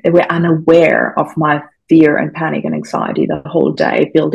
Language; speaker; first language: English; non-native, fluent; German